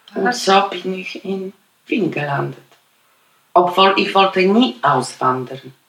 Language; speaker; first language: German; non-native, fluent; Polish